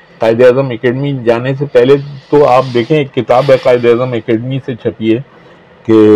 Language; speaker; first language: Urdu; native; Urdu